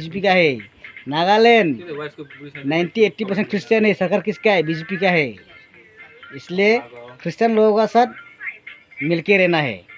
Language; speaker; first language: Hindi; non-native, local second language; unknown